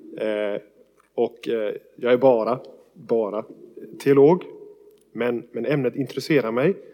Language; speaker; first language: Swedish; native; Swedish